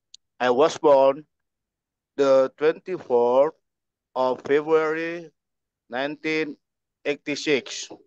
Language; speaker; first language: English; non-native, learner; Indonesian